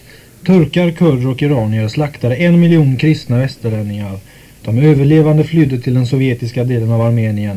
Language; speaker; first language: Swedish; native; Swedish